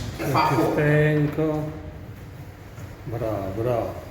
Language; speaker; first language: Italian; non-native, learner; Ukrainian